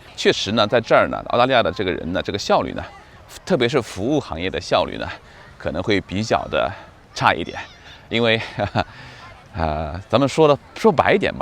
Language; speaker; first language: Chinese; native; Chinese